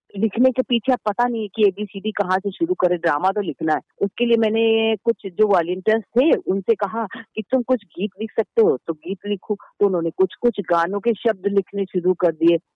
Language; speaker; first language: Hindi; native; Hindi